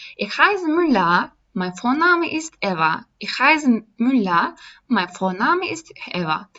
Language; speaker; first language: German; non-native, fluent; Turkish